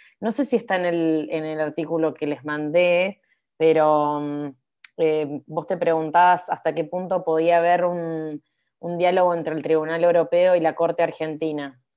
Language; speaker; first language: Spanish; native; Spanish